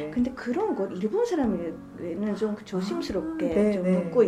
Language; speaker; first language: Korean; non-native, fluent; Japanese